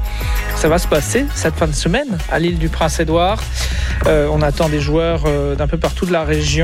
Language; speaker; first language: French; native; French